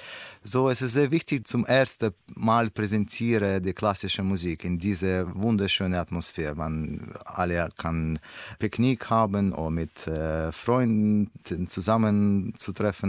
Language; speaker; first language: German; non-native, learner; Russian